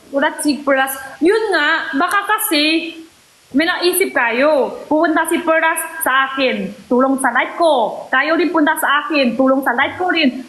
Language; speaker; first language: Filipino; non-native, learner; Korean